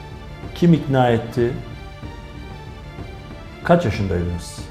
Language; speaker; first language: Turkish; native; Turkish